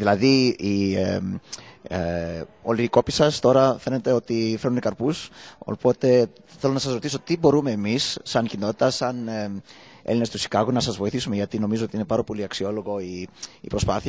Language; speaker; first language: Greek; early bilingual, heritage; Greek